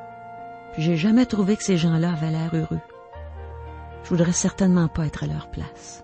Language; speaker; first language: French; native; French